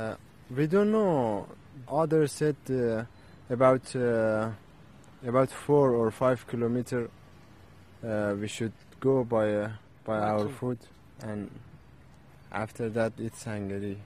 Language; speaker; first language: English; non-native, learner; Arabic